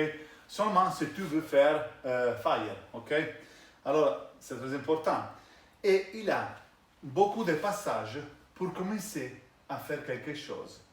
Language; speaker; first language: French; non-native, learner; Italian